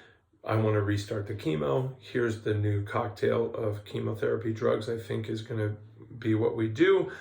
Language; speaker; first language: English; native; English